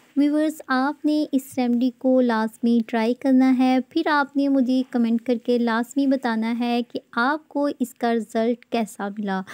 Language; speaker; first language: Urdu; native; Urdu